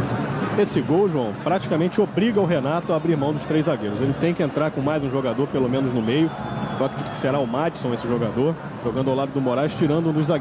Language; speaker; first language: Portuguese; native; Portuguese